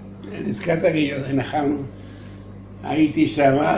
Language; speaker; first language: Hebrew; non-native, learner; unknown